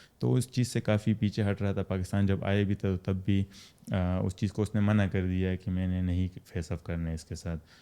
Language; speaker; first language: Urdu; non-native, local second language; Pashto